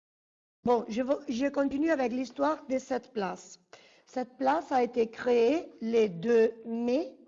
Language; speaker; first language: French; non-native, fluent; Spanish